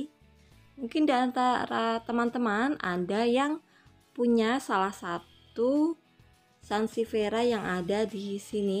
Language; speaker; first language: Indonesian; native; Indonesian